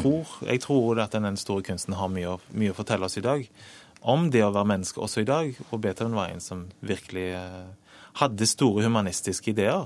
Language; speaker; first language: Norwegian; native; Norwegian